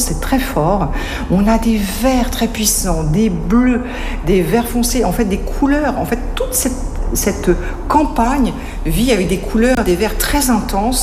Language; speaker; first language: French; native; French